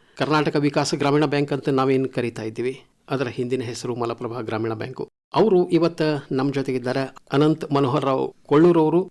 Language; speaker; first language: Kannada; native; Kannada